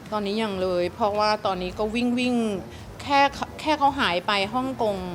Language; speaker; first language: Thai; native; Thai